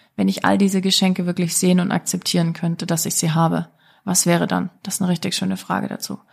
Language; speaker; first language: German; native; German